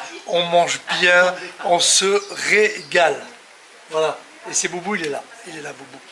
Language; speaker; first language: French; native; French